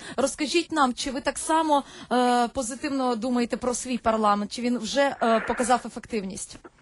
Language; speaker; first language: Ukrainian; native; Ukrainian